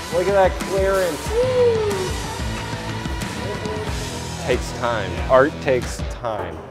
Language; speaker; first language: English; native; English